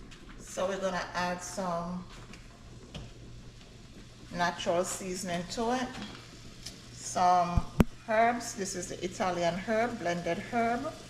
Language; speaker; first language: English; non-native, local second language; Jamaican Creole English